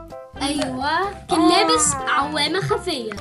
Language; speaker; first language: Arabic; native; Arabic